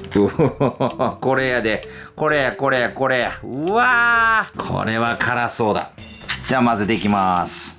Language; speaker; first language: Japanese; early bilingual, other home language; English